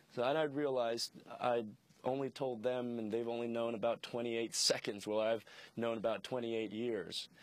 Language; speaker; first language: English; native; English